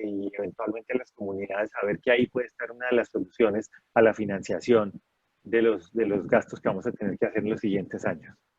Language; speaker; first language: Spanish; native; Spanish